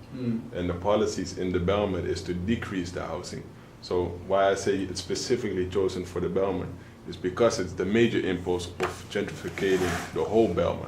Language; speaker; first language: English; non-native, fluent; Dutch